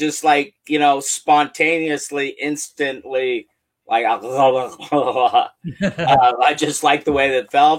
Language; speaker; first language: English; native; English